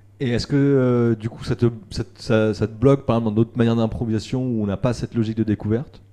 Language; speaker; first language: French; native; French